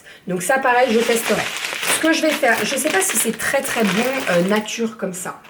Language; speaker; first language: French; native; French